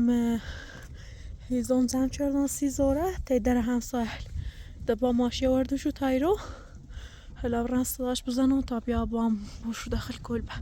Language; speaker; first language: Persian; native; Persian